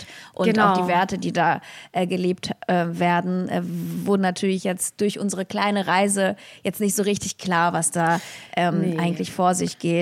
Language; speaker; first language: German; early bilingual, other home language; Russian